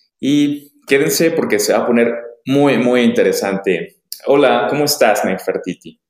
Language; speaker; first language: Spanish; native; Spanish